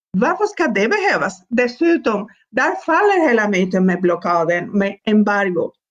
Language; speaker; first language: Swedish; non-native, fluent; Spanish